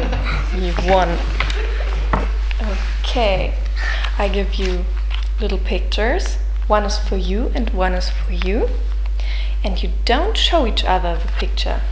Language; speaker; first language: English; non-native, fluent; German